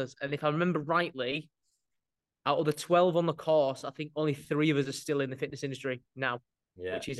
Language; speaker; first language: English; native; English